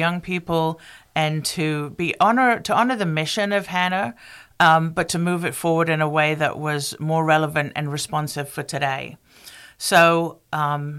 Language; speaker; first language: English; native; English